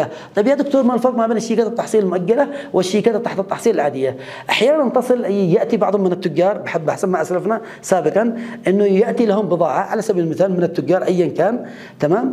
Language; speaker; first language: Arabic; native; Arabic